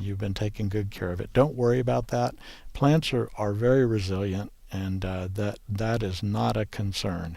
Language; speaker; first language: English; native; English